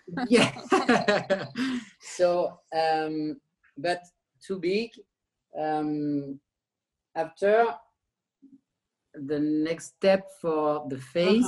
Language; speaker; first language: English; non-native, learner; French